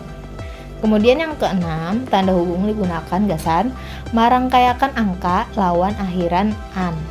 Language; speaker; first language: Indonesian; non-native, local second language; Banjar